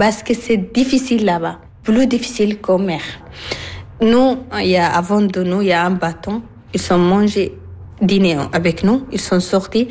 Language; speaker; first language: French; non-native, learner; Arabic